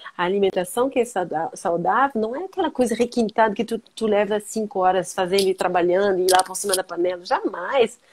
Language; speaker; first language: Portuguese; non-native, fluent; French